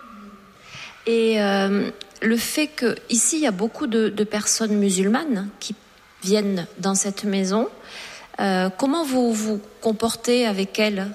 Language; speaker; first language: French; native; French